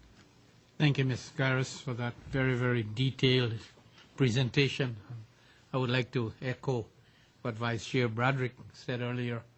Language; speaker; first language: English; native; English